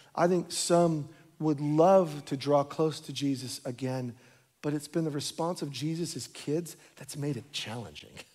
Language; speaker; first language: English; native; English